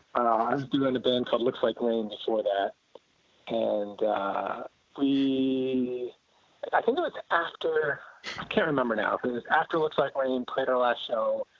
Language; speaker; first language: English; native; English